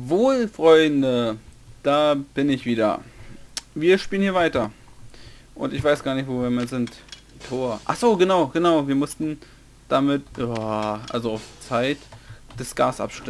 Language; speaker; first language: German; native; German